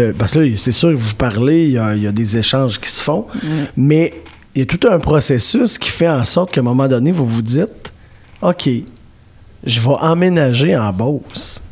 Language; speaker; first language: French; native; French